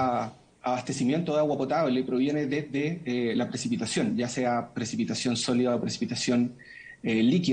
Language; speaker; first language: Spanish; native; Spanish